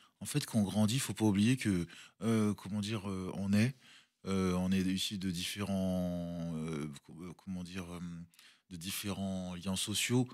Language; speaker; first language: French; early bilingual, other home language; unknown